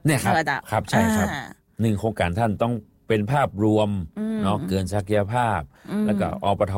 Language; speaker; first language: Thai; non-native, local second language; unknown